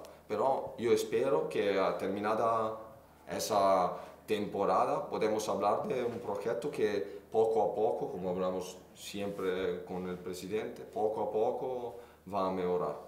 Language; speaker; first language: Spanish; non-native, fluent; Italian